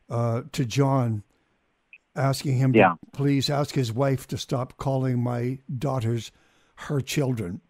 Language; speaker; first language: English; native; English